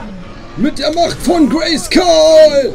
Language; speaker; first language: German; native; German